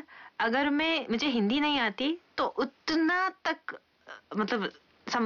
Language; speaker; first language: Hindi; non-native, fluent; Japanese